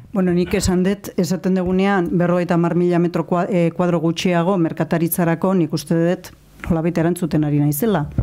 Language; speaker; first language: Basque; native; Basque